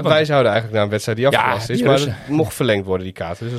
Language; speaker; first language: Dutch; native; Dutch